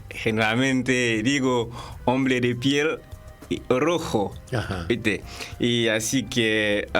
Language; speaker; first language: Spanish; non-native, fluent; Haitian Creole